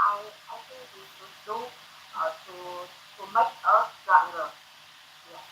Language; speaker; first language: English; non-native, learner; Thai